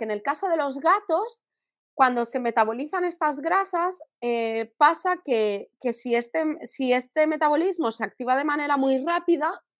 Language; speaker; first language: Spanish; native; Spanish